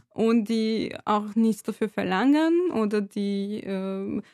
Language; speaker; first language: German; non-native, fluent; Serbian